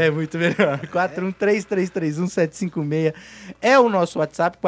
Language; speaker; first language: Portuguese; native; Portuguese